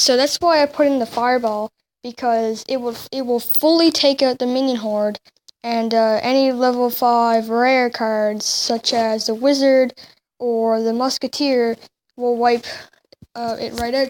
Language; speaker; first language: English; native; English